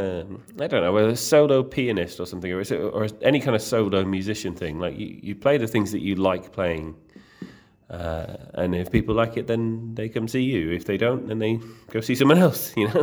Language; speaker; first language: English; native; English